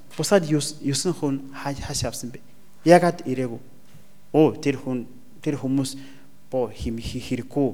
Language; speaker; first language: Mongolian; non-native, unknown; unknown